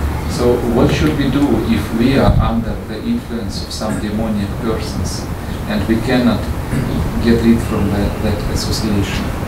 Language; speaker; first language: English; non-native, fluent; Russian